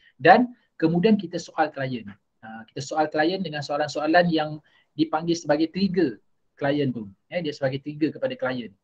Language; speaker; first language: Malay; native; Malay